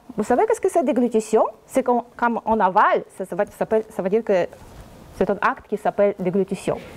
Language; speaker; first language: French; non-native, fluent; Russian